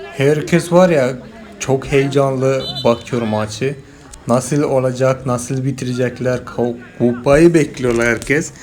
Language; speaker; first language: Turkish; non-native, fluent; Malayalam